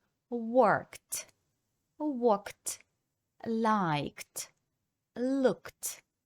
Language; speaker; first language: English; non-native, fluent; Ukrainian